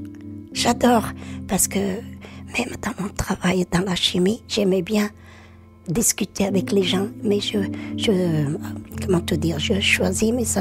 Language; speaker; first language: French; early bilingual, other home language; Portuguese